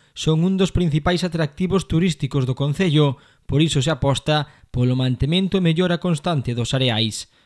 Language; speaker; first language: Galician; native; Galician